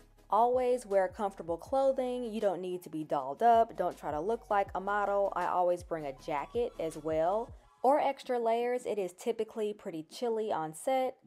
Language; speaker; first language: English; native; English